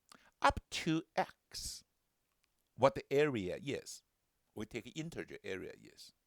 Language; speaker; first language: English; non-native, fluent; Chinese